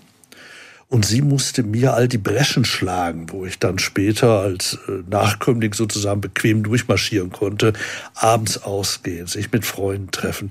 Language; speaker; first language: German; native; German